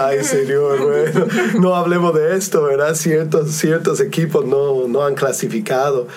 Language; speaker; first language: Spanish; non-native, fluent; English